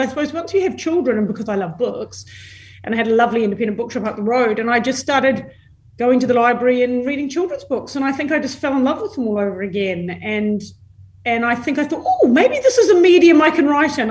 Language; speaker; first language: English; native; English